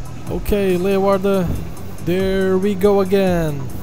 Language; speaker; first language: English; non-native, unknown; Turkish